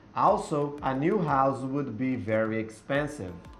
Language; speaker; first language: English; non-native, fluent; Portuguese